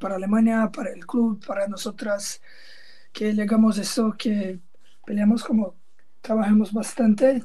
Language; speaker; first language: Spanish; non-native, learner; Portuguese